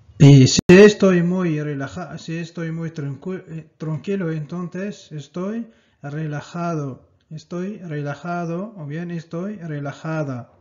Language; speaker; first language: Spanish; non-native, fluent; Arabic